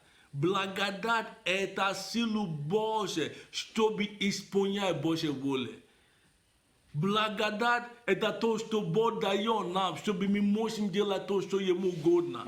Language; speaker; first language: Russian; non-native, fluent; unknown